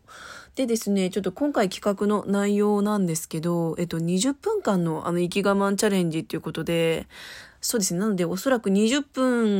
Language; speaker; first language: Japanese; native; Japanese